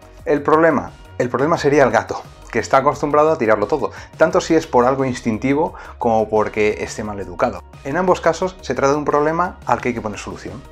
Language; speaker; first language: Spanish; native; Spanish